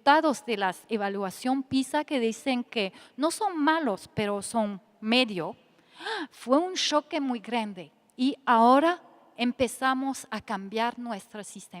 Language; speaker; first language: Spanish; non-native, fluent; French